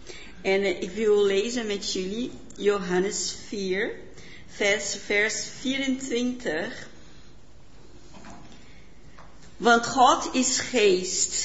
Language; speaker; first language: Dutch; non-native, fluent; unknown